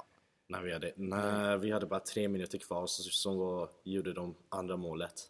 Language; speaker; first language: Swedish; early bilingual, other home language; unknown